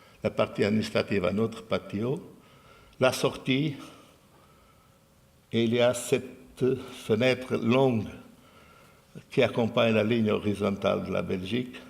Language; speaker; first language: French; non-native, fluent; Portuguese